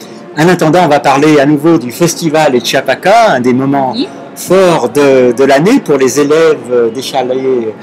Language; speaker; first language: French; native; French